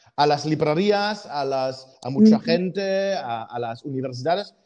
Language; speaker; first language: Spanish; non-native, fluent; German